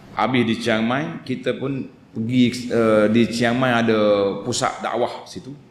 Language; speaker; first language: Malay; native; Malay